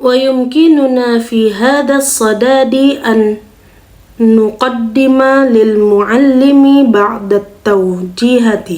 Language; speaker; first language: Arabic; non-native, learner; Indonesian